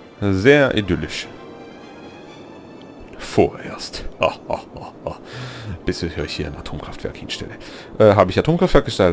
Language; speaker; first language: German; native; German